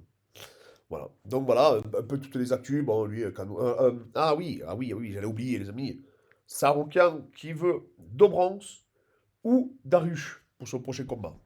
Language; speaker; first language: French; native; French